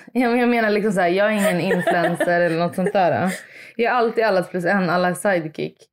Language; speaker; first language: Swedish; early bilingual, other home language; Italian